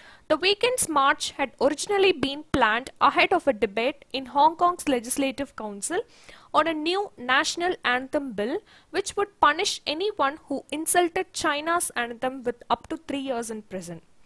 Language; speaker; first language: English; non-native, local second language; Tamil